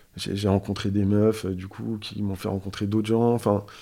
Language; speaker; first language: French; native; French